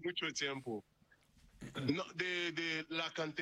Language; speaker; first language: Spanish; non-native, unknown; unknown